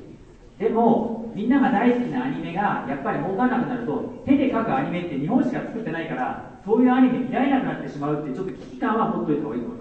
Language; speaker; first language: Japanese; native; Japanese